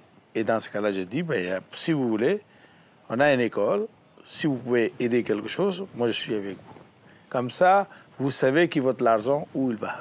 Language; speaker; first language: French; non-native, fluent; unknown